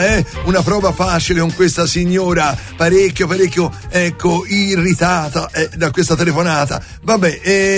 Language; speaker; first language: Italian; native; Italian